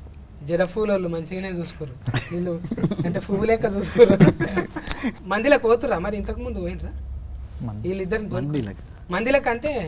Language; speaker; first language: Telugu; native; Telugu